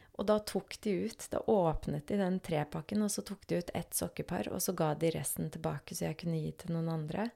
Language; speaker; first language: Norwegian; early bilingual, other home language; Polish